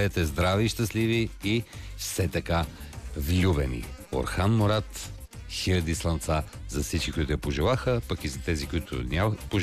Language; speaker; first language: Bulgarian; native; Bulgarian